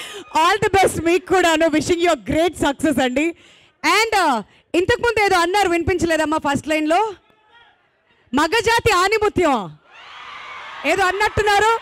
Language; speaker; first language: Telugu; native; Telugu